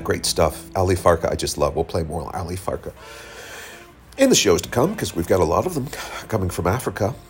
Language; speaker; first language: English; native; English